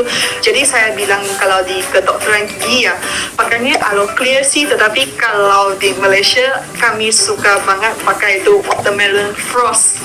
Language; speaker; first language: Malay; non-native, local second language; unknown